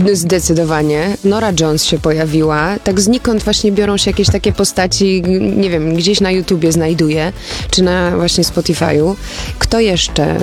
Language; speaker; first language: Polish; early bilingual, heritage; Polish